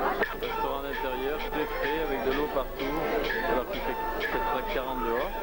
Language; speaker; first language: French; native; French